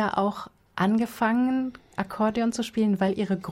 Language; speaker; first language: German; native; German